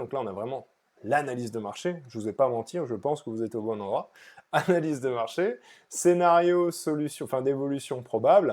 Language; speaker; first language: French; native; French